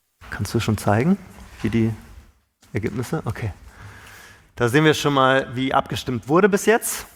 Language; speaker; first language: German; native; German